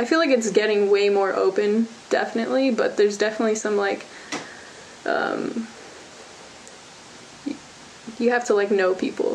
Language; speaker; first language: English; native; English